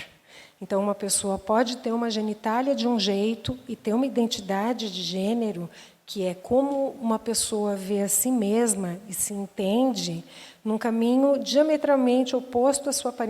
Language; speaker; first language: Portuguese; native; Portuguese